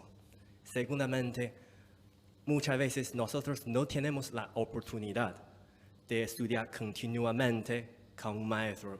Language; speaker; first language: Spanish; non-native, fluent; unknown